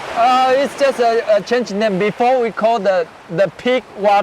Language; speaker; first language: English; non-native, learner; Chinese